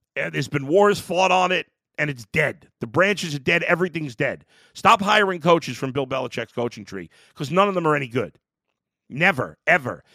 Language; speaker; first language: English; native; English